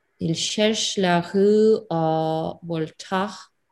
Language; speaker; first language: French; non-native, learner; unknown